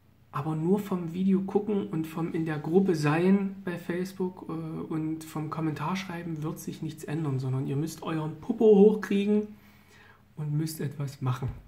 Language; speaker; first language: German; native; German